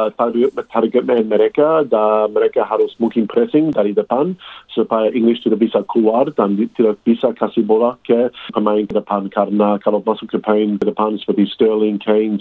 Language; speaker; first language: Indonesian; non-native, fluent; English